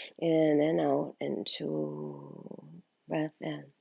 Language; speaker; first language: English; native; English